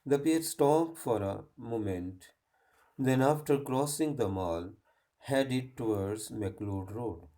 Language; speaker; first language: English; non-native, local second language; Hindi